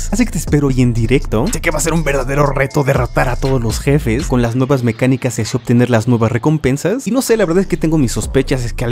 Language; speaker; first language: Spanish; native; Spanish